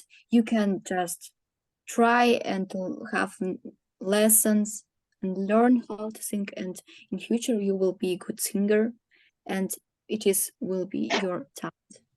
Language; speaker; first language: English; non-native, learner; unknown